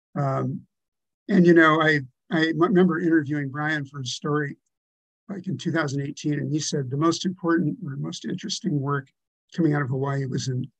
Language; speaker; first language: English; native; English